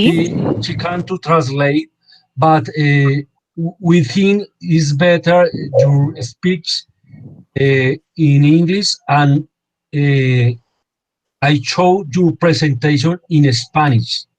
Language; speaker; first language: English; non-native, learner; Spanish